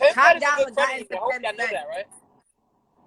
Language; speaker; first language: English; native; English